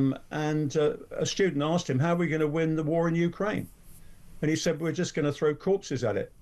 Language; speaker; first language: English; native; English